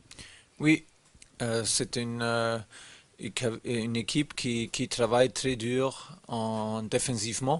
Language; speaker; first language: French; non-native, learner; German